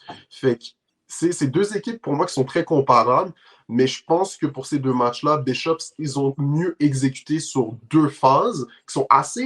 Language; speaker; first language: French; native; French